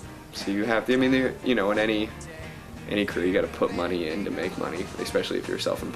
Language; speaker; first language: English; native; English